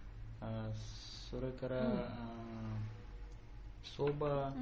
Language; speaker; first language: Japanese; non-native, learner; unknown